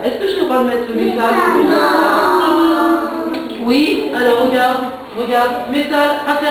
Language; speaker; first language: French; native; French